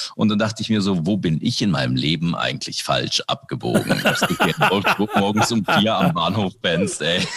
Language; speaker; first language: German; early bilingual, other home language; Indonesian